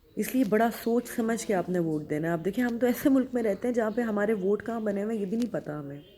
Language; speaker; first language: Urdu; native; Urdu